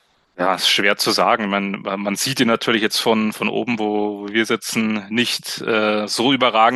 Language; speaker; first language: German; native; German